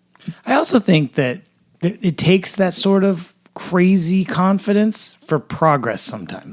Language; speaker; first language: English; native; English